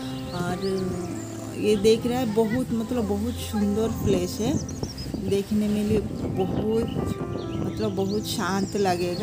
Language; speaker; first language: Hindi; non-native, local second language; Odia